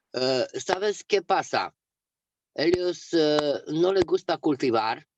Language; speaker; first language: Spanish; non-native, fluent; Romanian